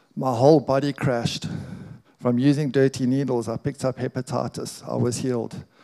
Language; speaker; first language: English; native; English